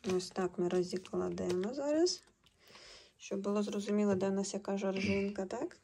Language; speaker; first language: Ukrainian; non-native, local second language; Russian